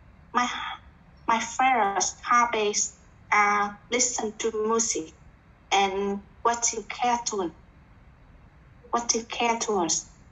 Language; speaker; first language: English; non-native, learner; Vietnamese